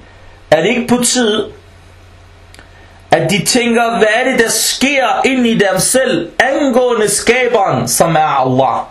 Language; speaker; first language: Danish; early bilingual, other home language; Arabic